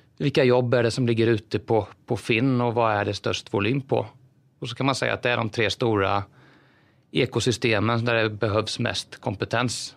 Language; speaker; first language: Swedish; native; Swedish